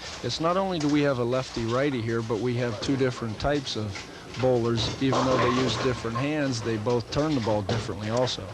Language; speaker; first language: English; native; English